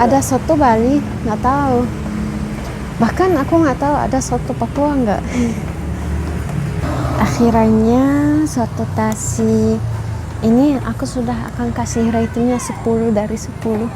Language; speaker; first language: Indonesian; non-native, fluent; Arabic